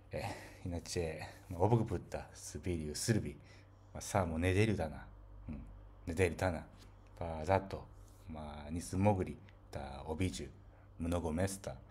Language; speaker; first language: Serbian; non-native, fluent; Japanese